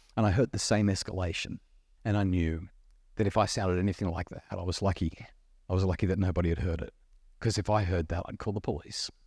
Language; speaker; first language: English; native; English